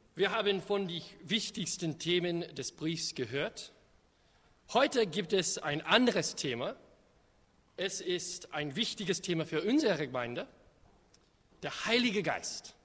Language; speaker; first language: German; non-native, learner; English